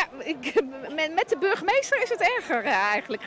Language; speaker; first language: Dutch; native; Dutch